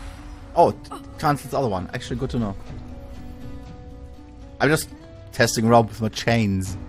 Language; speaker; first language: English; non-native, fluent; German